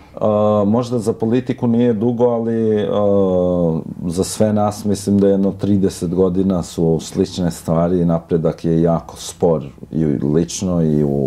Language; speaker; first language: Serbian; non-native, local second language; Albanian